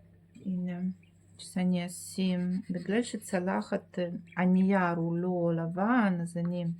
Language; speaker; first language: Hebrew; non-native, fluent; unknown